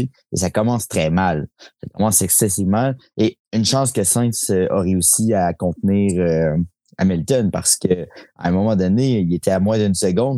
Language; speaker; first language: French; native; French